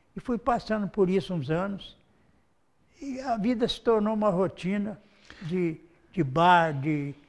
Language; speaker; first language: Portuguese; native; Portuguese